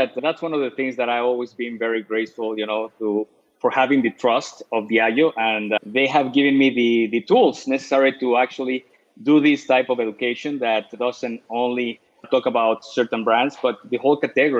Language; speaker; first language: English; non-native, fluent; Spanish